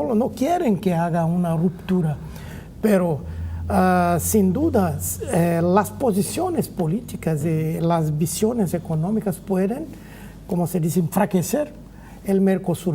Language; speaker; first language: Spanish; non-native, fluent; Portuguese